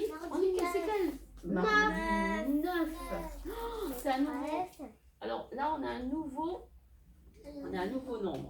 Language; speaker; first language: French; native; French